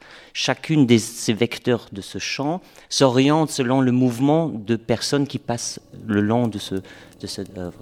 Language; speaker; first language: French; non-native, fluent; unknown